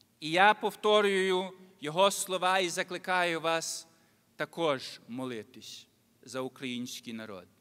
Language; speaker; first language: Ukrainian; early bilingual, heritage; Ukrainian